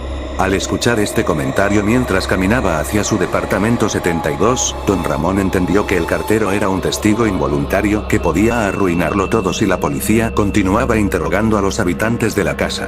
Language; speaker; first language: Spanish; native; Spanish